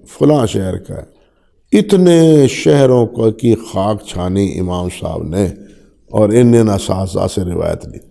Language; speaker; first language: Urdu; non-native, local second language; Punjabi